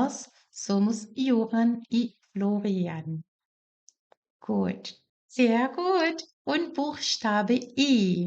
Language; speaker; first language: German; non-native, fluent; Portuguese